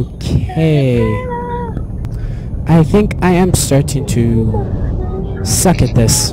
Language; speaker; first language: English; native; English